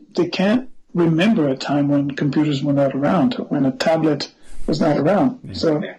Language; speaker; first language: English; non-native, fluent; Portuguese